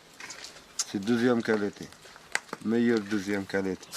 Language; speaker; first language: French; non-native, learner; Arabic